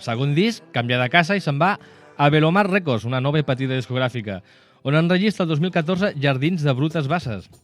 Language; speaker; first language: Catalan; native; Catalan